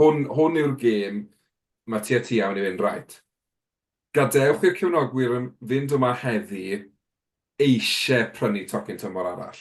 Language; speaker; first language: Welsh; native; Welsh